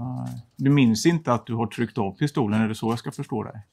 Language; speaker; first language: Swedish; native; Swedish